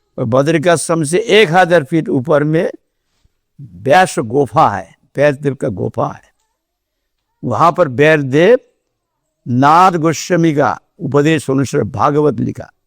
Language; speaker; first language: Hindi; non-native, local second language; Bangla